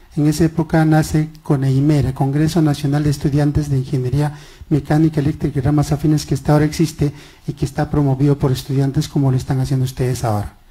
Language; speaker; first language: Spanish; non-native, local second language; Quechua